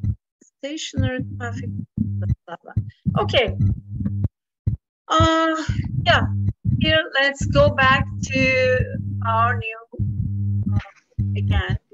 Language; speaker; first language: English; non-native, fluent; Turkish